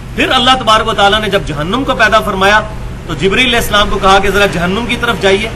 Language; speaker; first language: Urdu; non-native, local second language; Punjabi